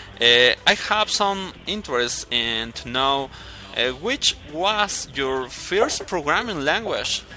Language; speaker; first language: English; non-native, learner; Spanish